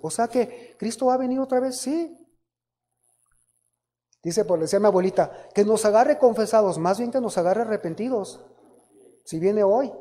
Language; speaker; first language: Spanish; native; Spanish